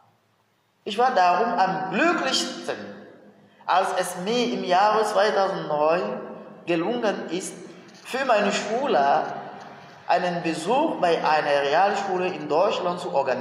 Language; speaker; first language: German; non-native, fluent; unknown